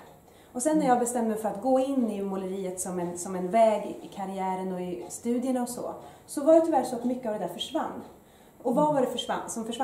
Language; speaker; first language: Swedish; early bilingual, other home language; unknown